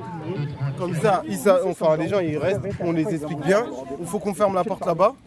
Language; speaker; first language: French; native; French